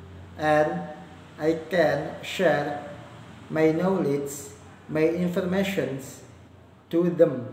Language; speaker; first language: English; non-native, learner; Indonesian